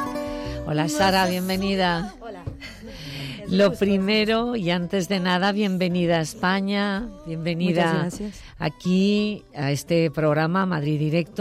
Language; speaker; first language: Spanish; native; Spanish